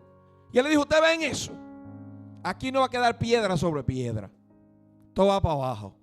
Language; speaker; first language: Spanish; native; Spanish